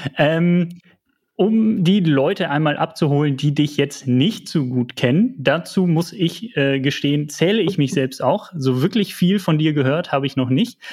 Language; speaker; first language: German; native; German